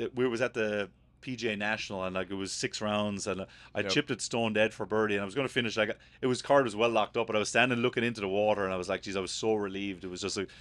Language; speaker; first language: English; native; English